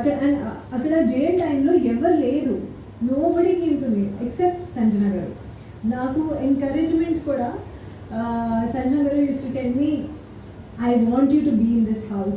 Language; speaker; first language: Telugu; non-native, learner; Hindi